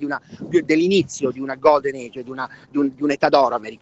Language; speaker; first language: Italian; native; Italian